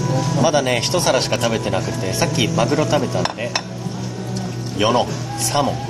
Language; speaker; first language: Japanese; non-native, fluent; Korean